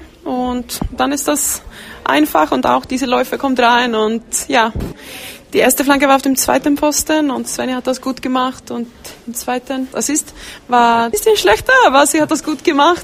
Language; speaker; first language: German; non-native, learner; Swedish